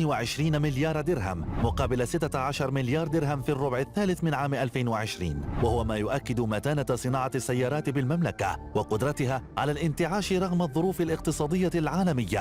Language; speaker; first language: Arabic; native; Arabic